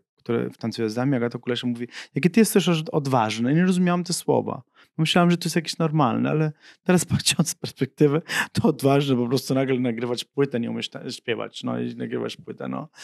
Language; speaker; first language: Polish; non-native, fluent; Italian